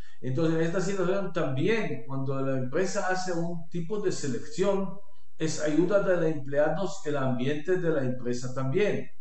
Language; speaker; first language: Spanish; non-native, learner; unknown